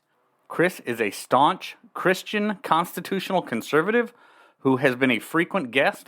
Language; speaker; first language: English; native; English